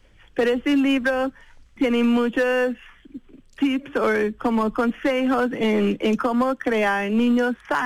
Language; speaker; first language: Spanish; non-native, fluent; English